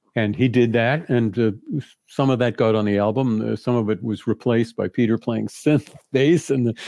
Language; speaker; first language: English; native; English